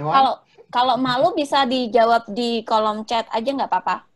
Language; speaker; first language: Indonesian; native; Indonesian